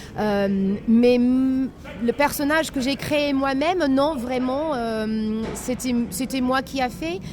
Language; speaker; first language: French; non-native, fluent; English